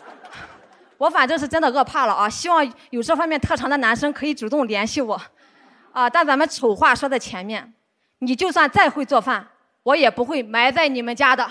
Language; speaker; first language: Chinese; native; Chinese